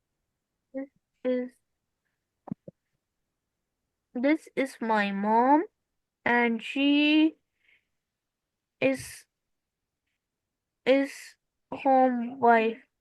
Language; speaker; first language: English; non-native, local second language; Urdu